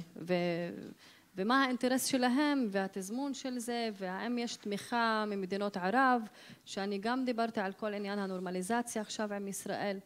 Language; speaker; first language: Hebrew; non-native, local second language; Arabic